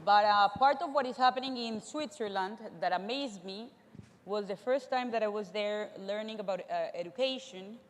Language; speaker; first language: English; non-native, fluent; Spanish